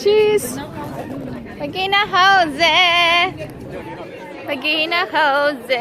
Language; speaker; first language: German; non-native, learner; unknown